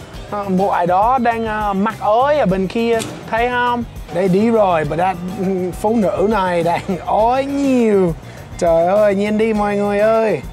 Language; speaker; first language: Vietnamese; non-native, fluent; English